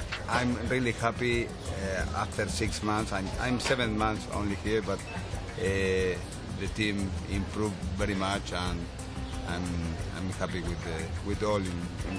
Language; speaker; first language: English; non-native, learner; Spanish